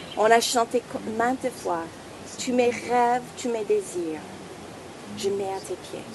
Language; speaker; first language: French; non-native, fluent; English